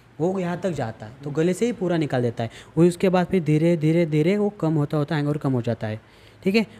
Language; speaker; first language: Hindi; non-native, local second language; Marathi